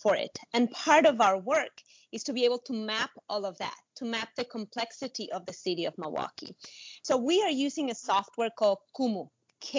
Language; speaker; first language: English; non-native, fluent; Spanish